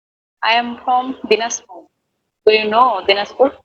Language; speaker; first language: English; non-native, learner; Bangla